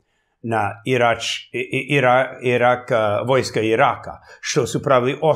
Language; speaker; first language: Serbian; early bilingual, heritage; English